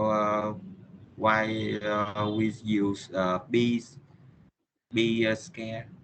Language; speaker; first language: English; non-native, learner; Vietnamese